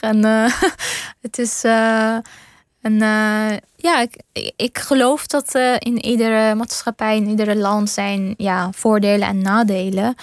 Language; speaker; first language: Dutch; non-native, fluent; Persian